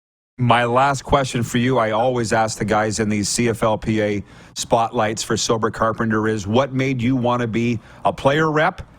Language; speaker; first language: English; native; English